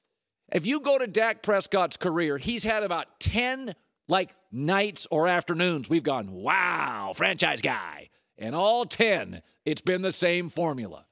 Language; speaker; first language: English; native; English